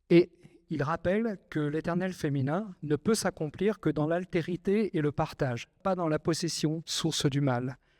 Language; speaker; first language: French; native; French